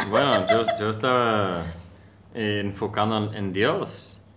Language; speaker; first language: Spanish; non-native, learner; English